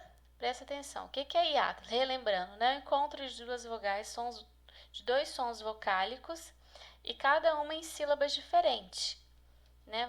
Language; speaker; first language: Portuguese; native; Portuguese